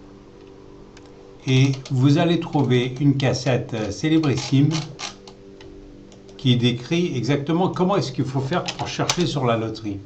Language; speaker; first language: French; native; French